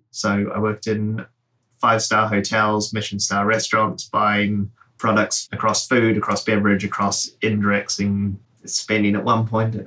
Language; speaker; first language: English; native; English